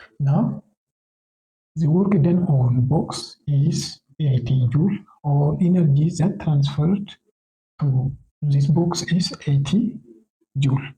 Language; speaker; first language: English; non-native, local second language; Oromo